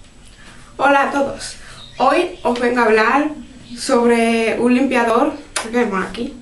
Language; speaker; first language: Spanish; native; Spanish